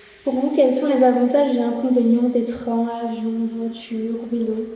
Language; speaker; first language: French; native; French